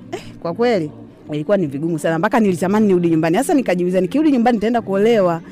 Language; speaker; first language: Swahili; native; Swahili